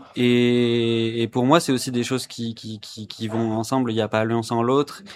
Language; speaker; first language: French; native; French